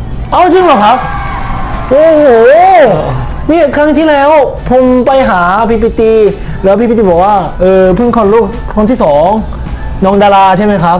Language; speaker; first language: Thai; non-native, fluent; Korean